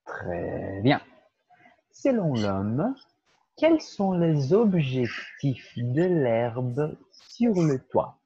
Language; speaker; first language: French; non-native, fluent; Portuguese